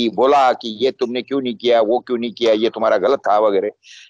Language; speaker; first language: Hindi; non-native, local second language; Marathi